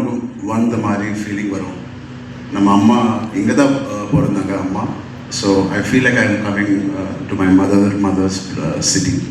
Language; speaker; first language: Tamil; non-native, learner; Telugu